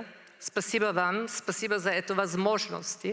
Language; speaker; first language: Russian; non-native, learner; German